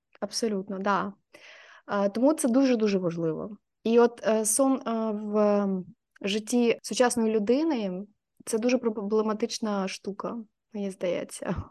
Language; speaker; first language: Ukrainian; non-native, local second language; Russian